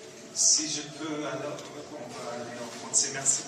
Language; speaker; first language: French; non-native, fluent; English